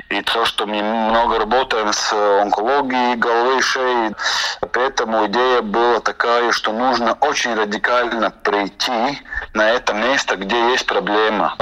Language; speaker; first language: Russian; non-native, local second language; Latvian